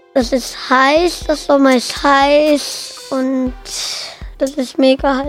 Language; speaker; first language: German; non-native, local second language; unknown